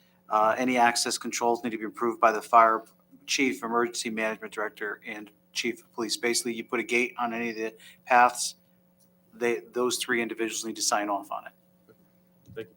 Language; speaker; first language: English; native; English